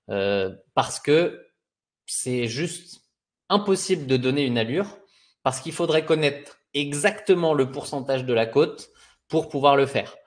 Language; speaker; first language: French; native; French